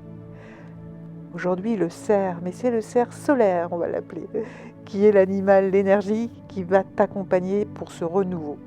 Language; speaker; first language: French; native; French